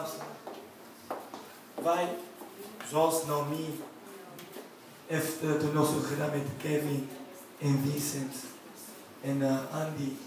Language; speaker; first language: Dutch; non-native, learner; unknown